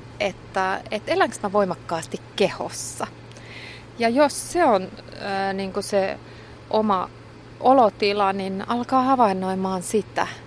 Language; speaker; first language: Finnish; native; Finnish